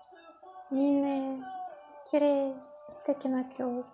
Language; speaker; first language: Japanese; non-native, learner; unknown